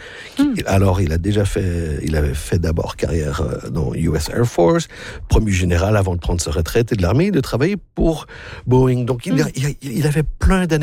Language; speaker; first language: French; native; French